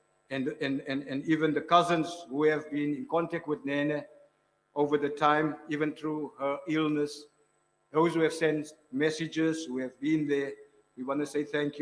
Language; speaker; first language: English; non-native, local second language; Afrikaans